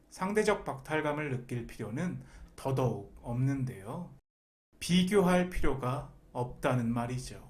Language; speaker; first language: Korean; native; Korean